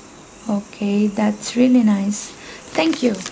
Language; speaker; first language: English; non-native, learner; Nepali